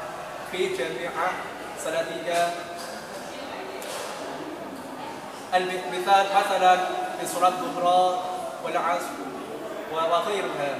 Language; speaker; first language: Arabic; non-native, learner; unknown